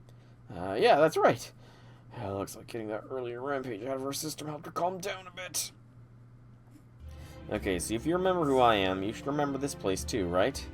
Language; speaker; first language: English; native; English